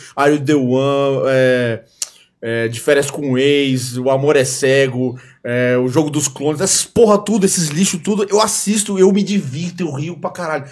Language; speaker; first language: Portuguese; native; Portuguese